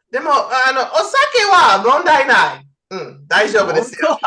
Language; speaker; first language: Japanese; non-native, learner; English